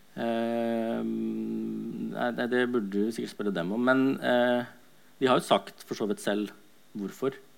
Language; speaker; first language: Norwegian; early bilingual, other home language; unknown